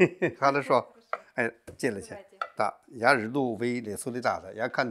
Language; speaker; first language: Russian; non-native, learner; Chinese